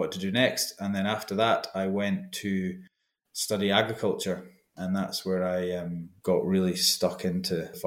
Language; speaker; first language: English; native; English